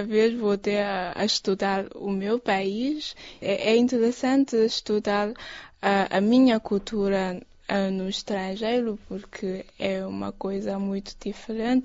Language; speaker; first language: Portuguese; non-native, fluent; Chinese